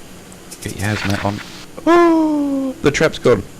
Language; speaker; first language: English; native; English